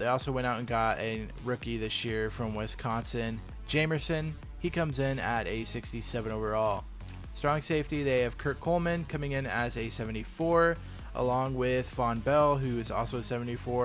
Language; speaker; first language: English; native; English